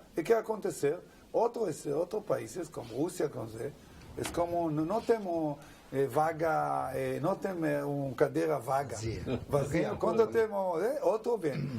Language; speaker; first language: Portuguese; non-native, learner; Hebrew